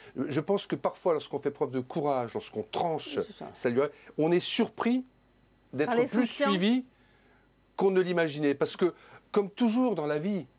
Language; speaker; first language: French; native; French